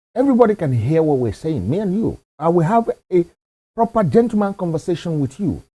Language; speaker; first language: English; non-native, local second language; Yoruba